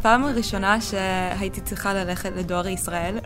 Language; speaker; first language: Hebrew; non-native, learner; English